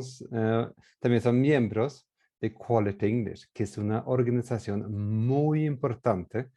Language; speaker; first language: Spanish; non-native, fluent; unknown